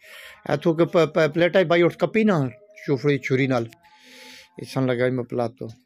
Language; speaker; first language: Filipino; non-native, learner; Punjabi